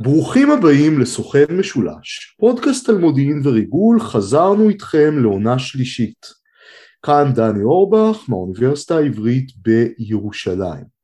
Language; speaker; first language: Hebrew; native; Hebrew